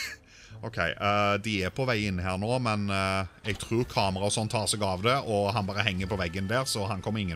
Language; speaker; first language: Norwegian; native; Norwegian